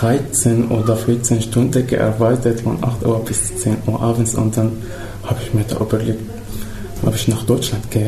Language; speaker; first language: German; non-native, fluent; Arabic